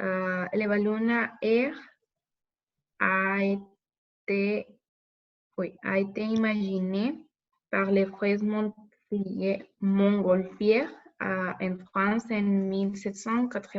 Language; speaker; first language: French; non-native, learner; Spanish